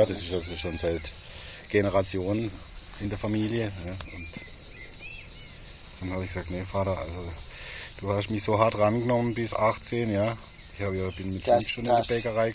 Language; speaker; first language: German; native; German